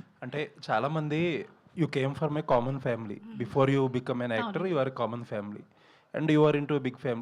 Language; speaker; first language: Telugu; native; Telugu